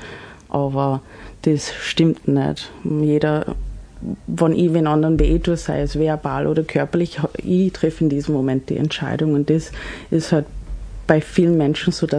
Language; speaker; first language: German; early bilingual, other home language; English